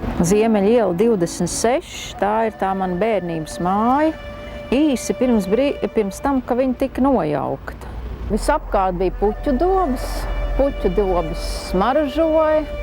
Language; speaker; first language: Latvian; native; Latvian